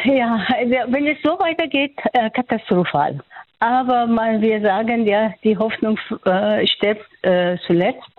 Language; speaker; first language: German; non-native, fluent; Persian